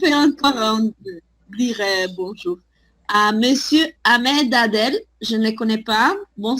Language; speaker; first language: French; non-native, fluent; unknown